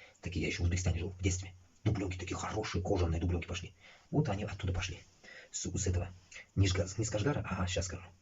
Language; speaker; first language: Russian; non-native, local second language; Uzbek